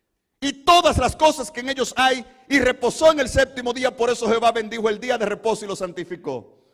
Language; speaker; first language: Spanish; native; Spanish